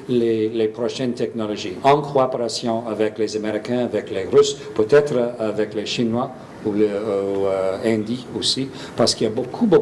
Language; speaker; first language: French; non-native, fluent; English